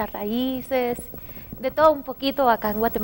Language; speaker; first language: Spanish; native; Spanish